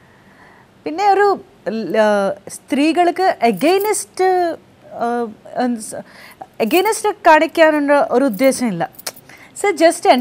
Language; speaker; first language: Malayalam; non-native, fluent; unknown